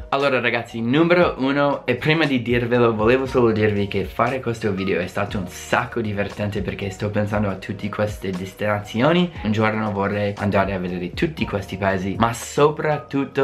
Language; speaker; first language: Italian; non-native, fluent; English